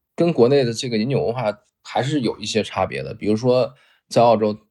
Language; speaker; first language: Chinese; native; Chinese